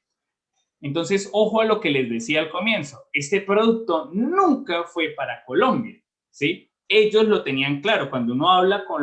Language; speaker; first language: Spanish; native; Spanish